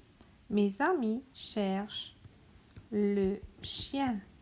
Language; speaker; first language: French; non-native, local second language; Morisyen